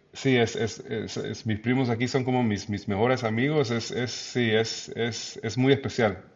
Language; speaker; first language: Spanish; early bilingual, heritage; Spanish